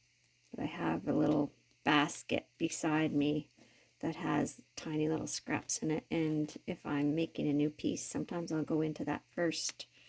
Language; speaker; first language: English; native; English